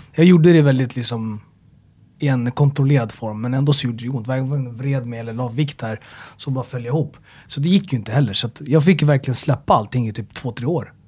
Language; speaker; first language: Swedish; early bilingual, other home language; Amharic